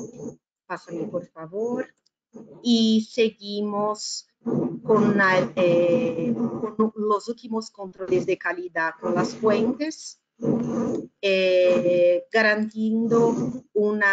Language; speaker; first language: Spanish; non-native, fluent; Portuguese